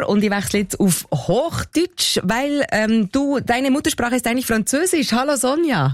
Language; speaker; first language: German; native; German